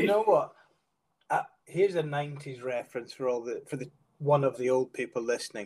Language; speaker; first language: English; native; English